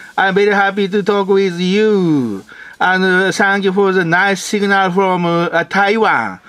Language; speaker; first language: English; non-native, learner; Japanese